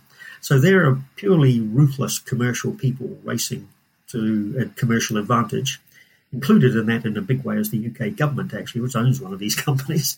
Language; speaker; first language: English; native; English